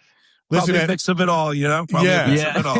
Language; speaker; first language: English; native; English